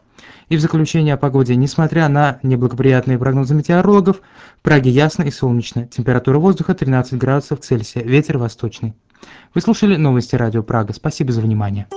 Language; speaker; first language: Russian; native; Russian